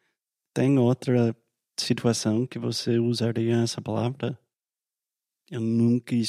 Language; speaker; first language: Portuguese; non-native, fluent; English